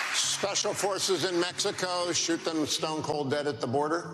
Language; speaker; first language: English; native; English